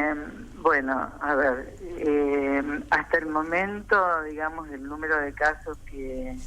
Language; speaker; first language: Spanish; native; Spanish